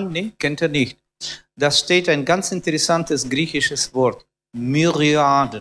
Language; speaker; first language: German; non-native, fluent; Russian